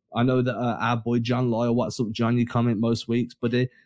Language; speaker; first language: English; native; English